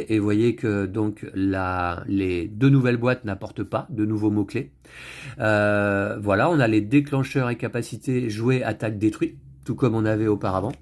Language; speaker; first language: French; native; French